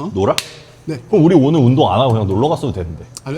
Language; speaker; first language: Korean; native; Korean